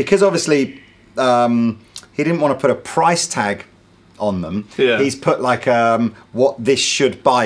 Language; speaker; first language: English; native; English